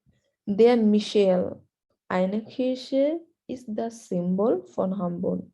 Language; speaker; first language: German; non-native, learner; Bangla